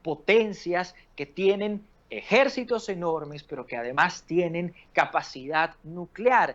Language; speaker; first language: Spanish; native; Spanish